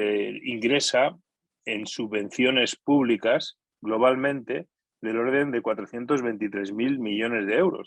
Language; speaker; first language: Spanish; native; Spanish